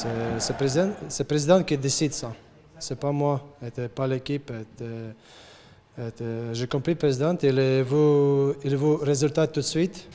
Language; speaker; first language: French; non-native, learner; Latvian